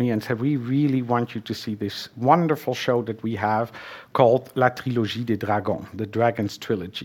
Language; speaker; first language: English; non-native, fluent; Dutch